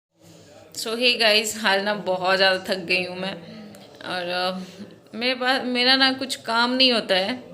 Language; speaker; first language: Hindi; non-native, local second language; Maithili